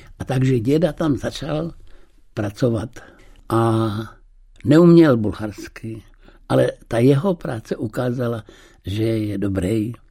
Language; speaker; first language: Czech; early bilingual, heritage; Czech